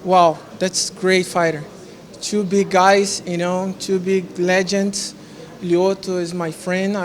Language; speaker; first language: English; non-native, learner; Portuguese